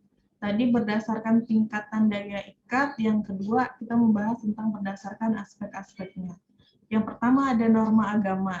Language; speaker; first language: Indonesian; native; Indonesian